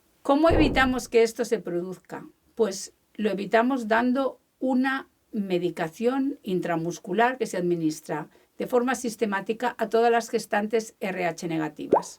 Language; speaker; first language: Spanish; native; Spanish